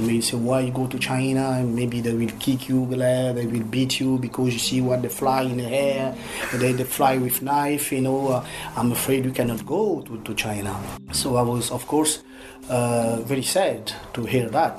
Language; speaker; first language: English; non-native, learner; French